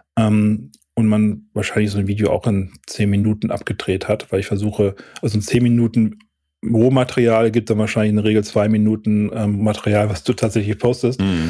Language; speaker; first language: German; native; German